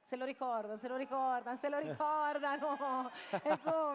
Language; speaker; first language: Italian; native; Italian